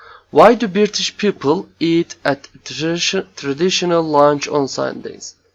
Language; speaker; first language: English; non-native, fluent; Turkish